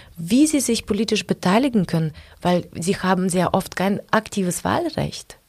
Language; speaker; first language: German; non-native, fluent; Ukrainian